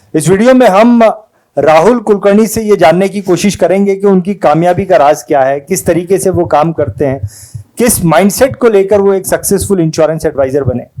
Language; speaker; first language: Hindi; non-native, local second language; Marathi